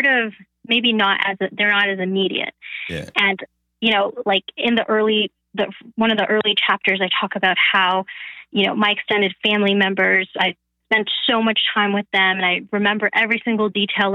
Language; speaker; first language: English; non-native, fluent; Bangla